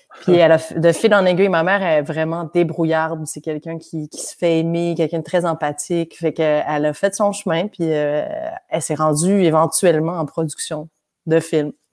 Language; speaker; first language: French; native; French